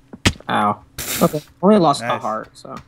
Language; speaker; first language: English; native; English